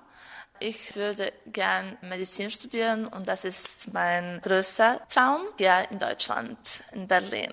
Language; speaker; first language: German; non-native, learner; Serbian